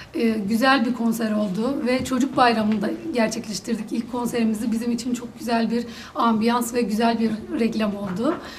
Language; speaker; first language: Turkish; native; Turkish